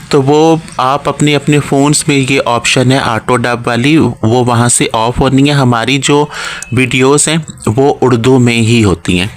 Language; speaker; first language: Urdu; non-native, local second language; Punjabi